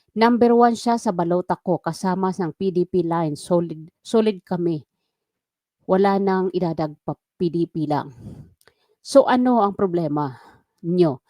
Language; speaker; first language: Filipino; non-native, local second language; Waray